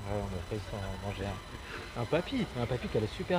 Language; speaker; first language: French; native; French